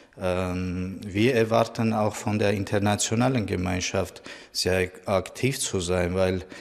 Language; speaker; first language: German; non-native, fluent; Armenian